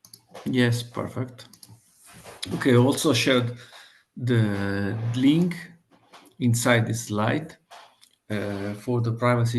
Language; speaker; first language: English; non-native, fluent; Italian